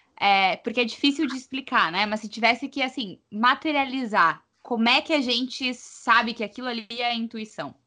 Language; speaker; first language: Portuguese; native; Portuguese